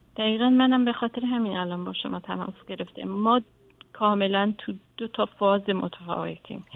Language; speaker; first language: Persian; native; Persian